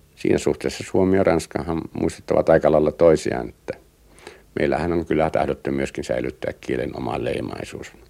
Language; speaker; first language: Finnish; native; Finnish